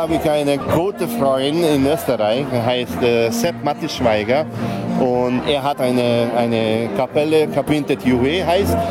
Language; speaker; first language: German; non-native, local second language; Hungarian